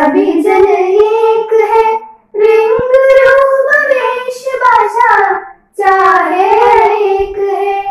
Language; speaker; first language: Hindi; non-native, local second language; Malayalam